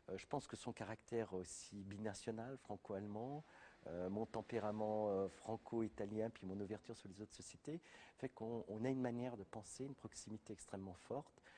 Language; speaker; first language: French; native; French